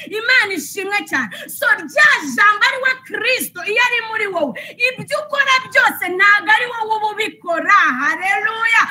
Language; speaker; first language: Kinyarwanda; early bilingual, heritage; Kinyarwanda